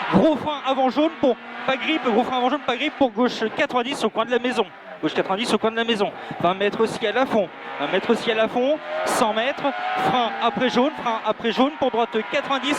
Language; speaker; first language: French; native; French